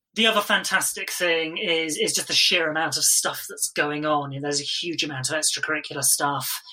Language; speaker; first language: English; native; English